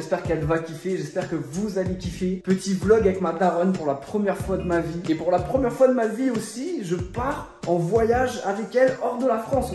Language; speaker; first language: French; native; French